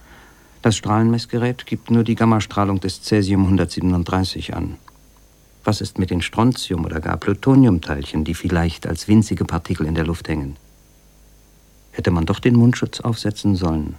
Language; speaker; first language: German; native; German